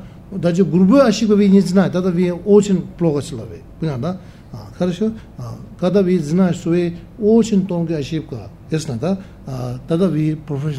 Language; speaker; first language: Russian; non-native, learner; Tibetan